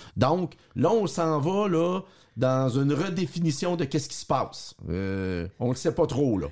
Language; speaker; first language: French; native; French